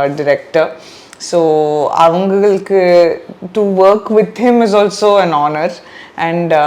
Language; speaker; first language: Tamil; non-native, learner; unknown